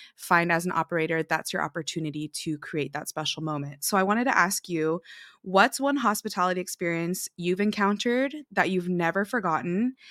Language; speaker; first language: English; early bilingual, other home language; Filipino